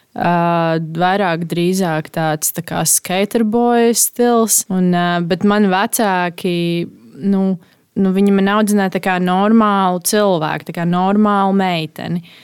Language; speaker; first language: Latvian; native; Latvian